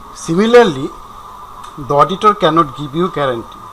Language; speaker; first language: English; non-native, local second language; Bangla